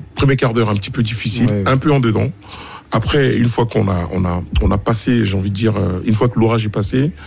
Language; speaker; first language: French; native; French